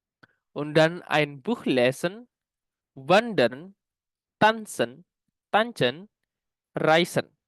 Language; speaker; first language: German; non-native, learner; Indonesian